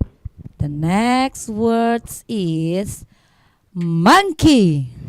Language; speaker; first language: English; non-native, learner; Indonesian